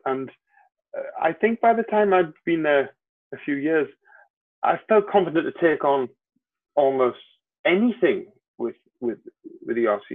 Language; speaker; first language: English; native; English